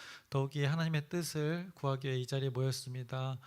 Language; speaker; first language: Korean; native; Korean